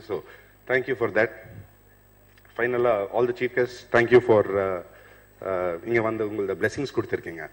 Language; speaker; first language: Tamil; non-native, fluent; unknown